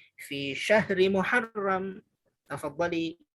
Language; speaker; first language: Arabic; non-native, fluent; Indonesian